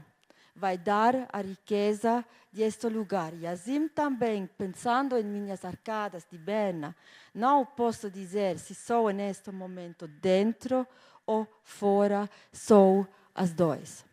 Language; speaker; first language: Portuguese; non-native, fluent; German